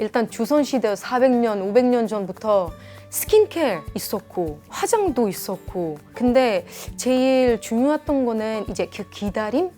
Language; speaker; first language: Korean; non-native, fluent; Arabic